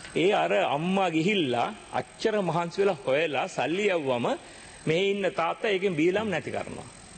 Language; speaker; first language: Sinhala; non-native, local second language; Tamil